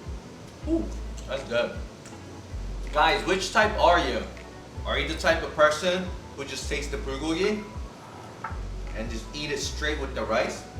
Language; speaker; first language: English; native; English